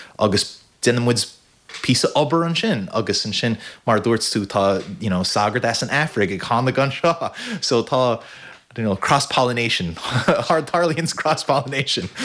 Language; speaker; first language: Irish; non-native, fluent; English